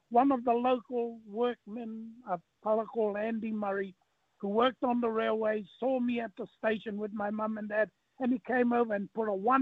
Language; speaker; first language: English; non-native, local second language; Māori